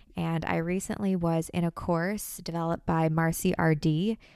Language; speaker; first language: English; native; English